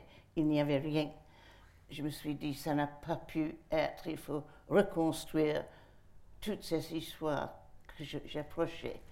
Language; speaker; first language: French; non-native, fluent; English